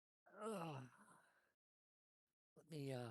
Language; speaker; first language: English; native; English